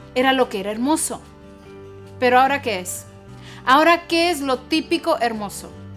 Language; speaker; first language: Spanish; early bilingual, heritage; Spanish